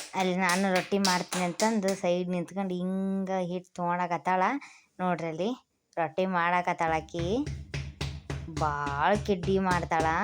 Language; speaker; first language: Kannada; native; Kannada